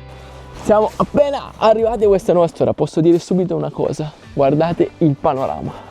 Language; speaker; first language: Italian; native; Italian